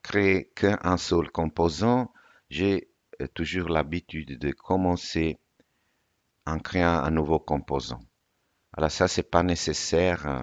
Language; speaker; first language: French; non-native, fluent; Italian